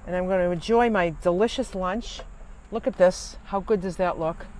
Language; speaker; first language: English; native; English